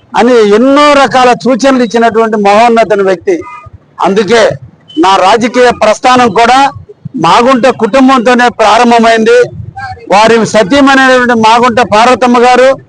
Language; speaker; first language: Telugu; native; Telugu